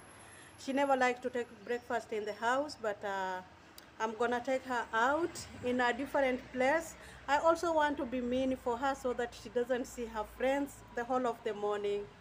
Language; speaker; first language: English; non-native, learner; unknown